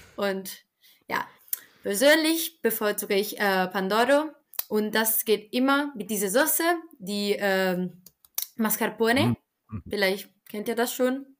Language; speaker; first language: German; non-native, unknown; Italian